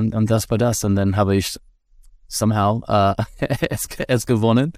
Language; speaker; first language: German; non-native, learner; English